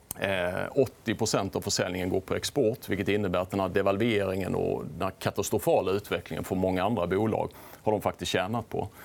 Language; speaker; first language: Swedish; native; Swedish